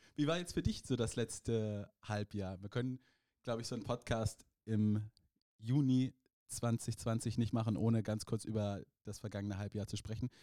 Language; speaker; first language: German; native; German